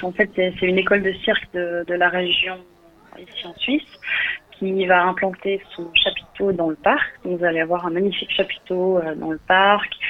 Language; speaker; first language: French; native; French